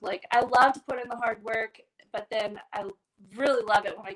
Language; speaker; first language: English; native; English